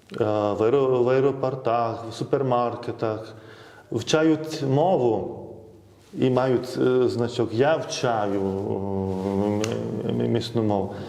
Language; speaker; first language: Ukrainian; non-native, fluent; Lithuanian